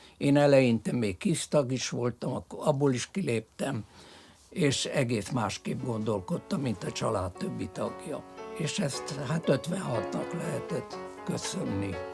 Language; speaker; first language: Hungarian; early bilingual, other home language; French